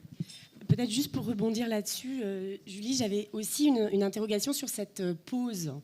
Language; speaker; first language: French; native; French